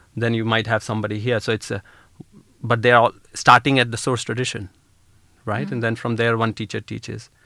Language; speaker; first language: English; non-native, local second language; Hindi